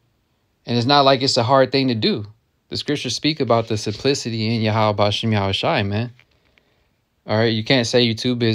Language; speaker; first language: English; native; English